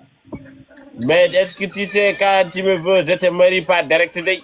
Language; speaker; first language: French; non-native, local second language; Bambara